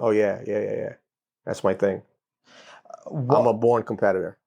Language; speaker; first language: English; native; English